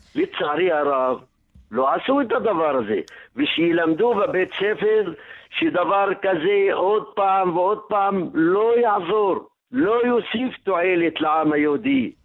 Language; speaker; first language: Hebrew; non-native, local second language; Arabic